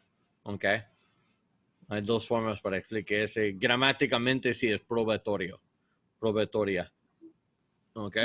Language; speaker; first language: Spanish; non-native, learner; English